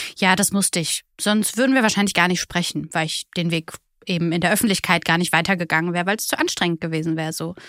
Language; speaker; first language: German; early bilingual, other home language; Bulgarian